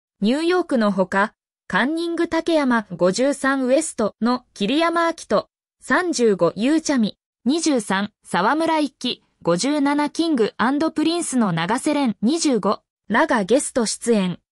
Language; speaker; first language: Japanese; native; Japanese